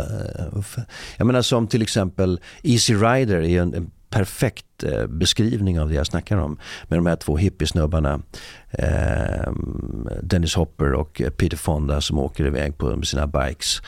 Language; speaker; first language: Swedish; native; Swedish